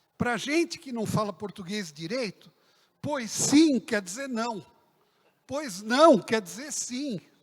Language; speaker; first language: Portuguese; early bilingual, other home language; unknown